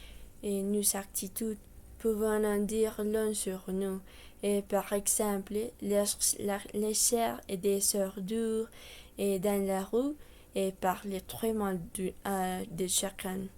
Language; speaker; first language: French; non-native, learner; Spanish